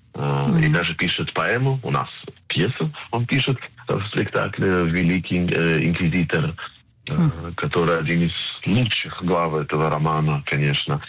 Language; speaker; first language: Russian; non-native, fluent; Hebrew